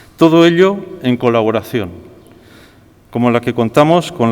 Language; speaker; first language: Spanish; native; Spanish